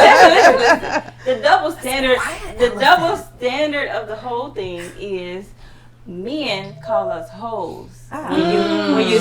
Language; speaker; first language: English; native; English